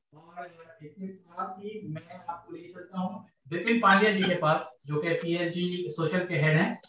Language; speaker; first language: Hindi; native; Hindi